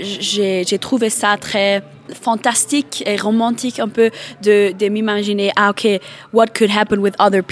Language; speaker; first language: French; non-native, learner; German